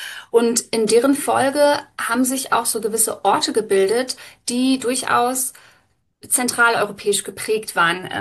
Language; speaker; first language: German; native; German